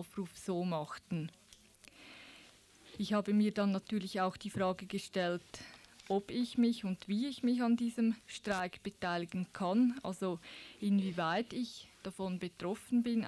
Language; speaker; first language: German; native; German